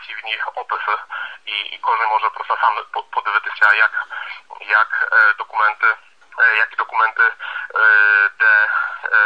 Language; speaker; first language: Ukrainian; non-native, fluent; Polish